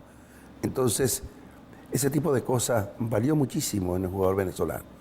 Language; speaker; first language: Spanish; native; Spanish